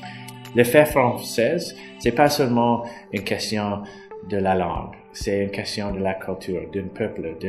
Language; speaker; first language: French; non-native, local second language; English